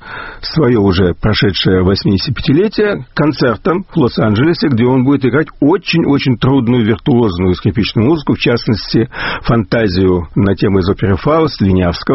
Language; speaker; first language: Russian; native; Russian